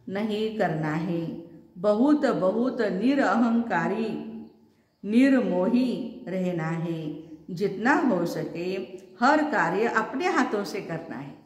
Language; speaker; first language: Hindi; non-native, local second language; Marathi